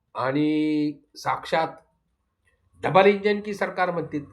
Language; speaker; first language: Hindi; non-native, local second language; Marathi